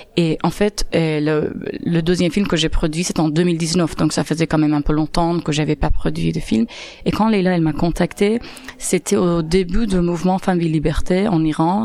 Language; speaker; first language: French; non-native, fluent; Persian